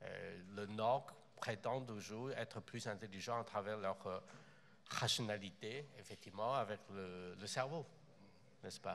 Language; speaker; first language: French; non-native, fluent; Chinese